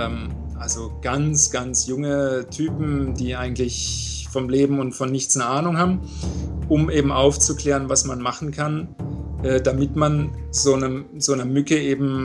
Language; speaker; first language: German; native; German